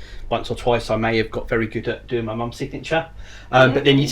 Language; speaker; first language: English; native; English